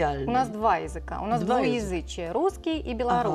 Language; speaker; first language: Russian; native; Russian